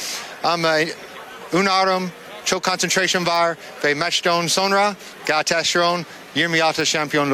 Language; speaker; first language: Turkish; non-native, learner; English